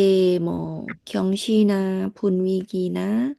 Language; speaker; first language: Korean; non-native, learner; Thai